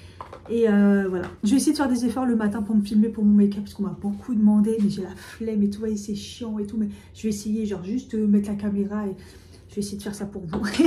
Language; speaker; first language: French; native; French